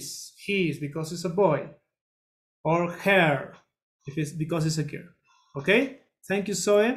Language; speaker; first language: English; non-native, learner; Spanish